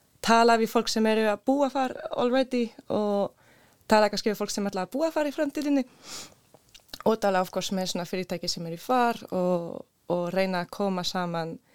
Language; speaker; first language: Icelandic; non-native, learner; Swedish